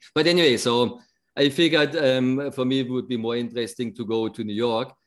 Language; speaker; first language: English; non-native, fluent; German